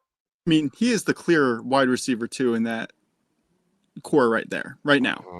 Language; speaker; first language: English; native; English